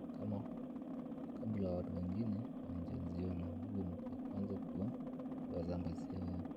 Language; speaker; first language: Swahili; native; Swahili